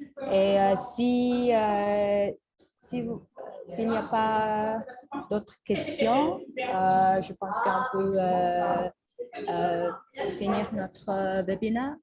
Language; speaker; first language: French; non-native, fluent; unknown